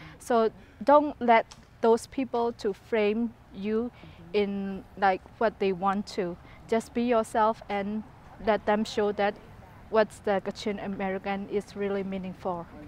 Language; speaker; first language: English; non-native, fluent; Kachin